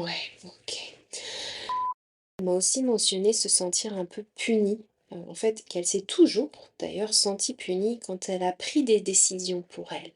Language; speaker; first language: French; native; French